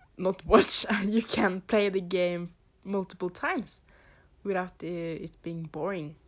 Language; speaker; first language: English; non-native, fluent; Norwegian